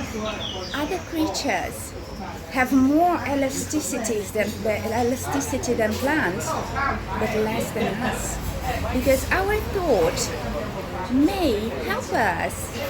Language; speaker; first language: English; non-native, fluent; Italian